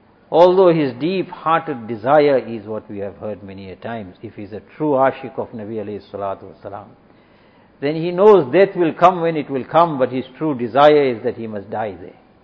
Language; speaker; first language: English; native; English